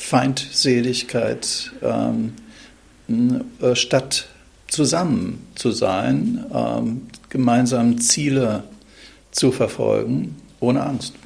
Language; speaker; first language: German; native; German